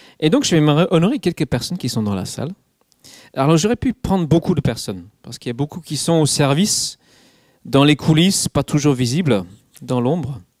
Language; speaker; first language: French; non-native, fluent; English